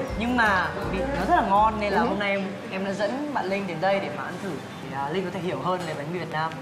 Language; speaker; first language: Vietnamese; native; Vietnamese